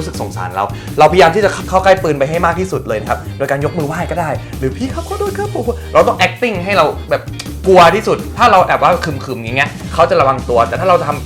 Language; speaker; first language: Thai; native; Thai